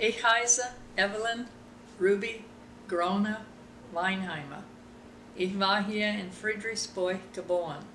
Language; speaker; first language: German; early bilingual, heritage; German